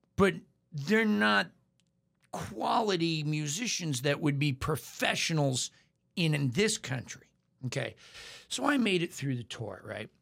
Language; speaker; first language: English; native; English